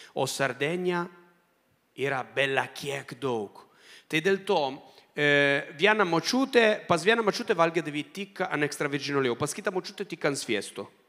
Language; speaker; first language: Lithuanian; non-native, fluent; Italian